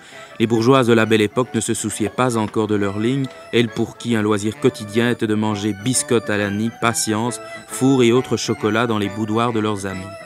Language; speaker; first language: French; native; French